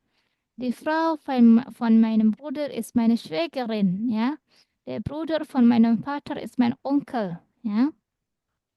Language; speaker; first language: German; non-native, fluent; Indonesian